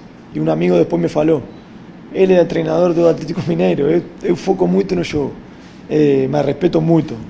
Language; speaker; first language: Portuguese; non-native, fluent; Spanish